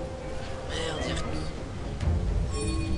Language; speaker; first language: French; native; French